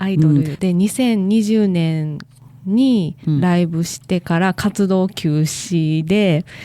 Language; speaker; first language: Japanese; native; Japanese